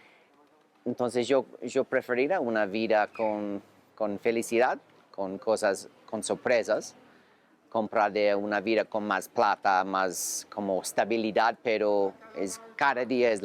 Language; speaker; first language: Spanish; non-native, learner; English